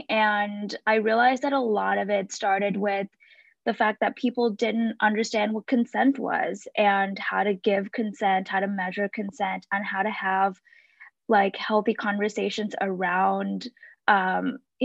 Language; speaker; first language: English; non-native, local second language; Sinhala